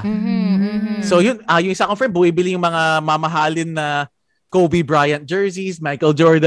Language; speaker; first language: English; non-native, local second language; Filipino